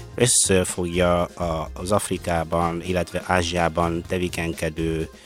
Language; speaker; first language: Hungarian; non-native, fluent; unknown